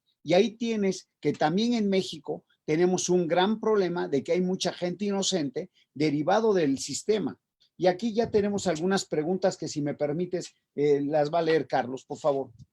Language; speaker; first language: Spanish; native; Spanish